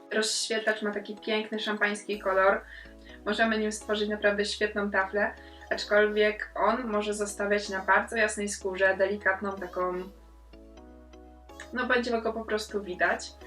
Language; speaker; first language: Polish; native; Polish